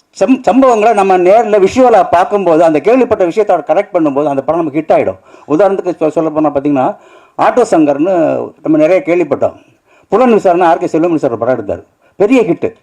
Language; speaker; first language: Tamil; native; Tamil